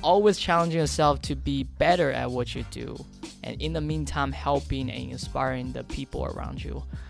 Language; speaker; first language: English; non-native, fluent; Chinese